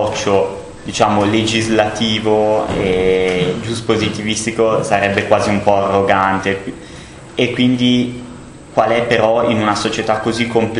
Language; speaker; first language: Italian; native; Italian